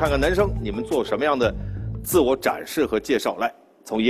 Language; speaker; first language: Chinese; native; Chinese